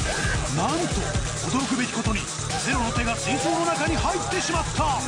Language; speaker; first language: Japanese; native; Japanese